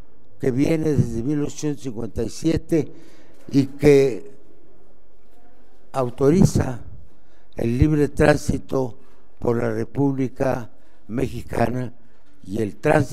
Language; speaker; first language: Spanish; native; Spanish